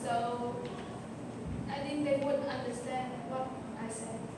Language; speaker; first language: English; non-native, learner; Vietnamese